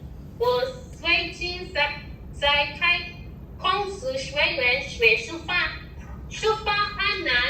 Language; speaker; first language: Chinese; non-native, learner; English